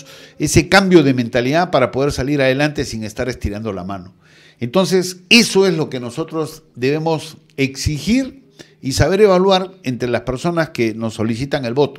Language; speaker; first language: Spanish; native; Spanish